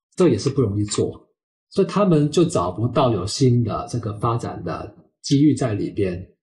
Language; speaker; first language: Chinese; non-native, local second language; Cantonese